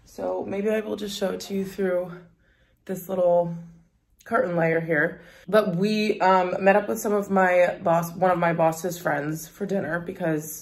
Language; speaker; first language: English; native; English